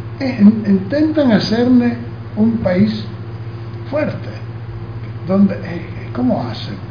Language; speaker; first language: Spanish; non-native, fluent; Italian